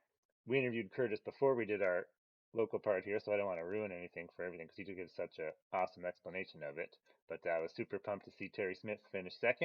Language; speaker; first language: English; native; English